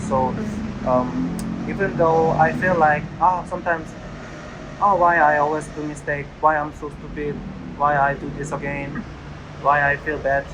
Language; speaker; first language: English; non-native, learner; Korean